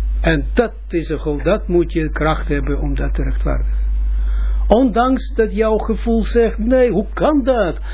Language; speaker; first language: Dutch; non-native, fluent; Russian